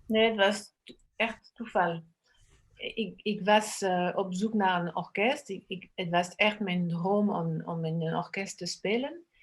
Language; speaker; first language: Dutch; non-native, fluent; French